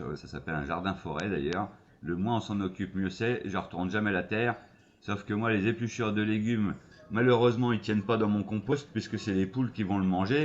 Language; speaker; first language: French; native; French